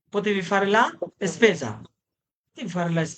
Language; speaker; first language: Italian; non-native, fluent; Bangla